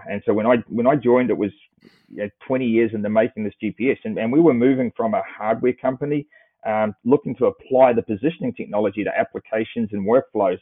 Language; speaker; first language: English; native; English